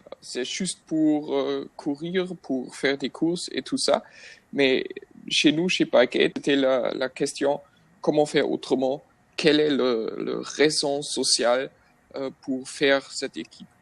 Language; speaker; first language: French; non-native, fluent; German